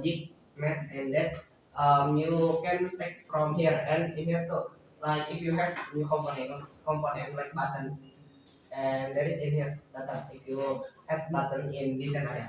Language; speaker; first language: English; non-native, learner; Indonesian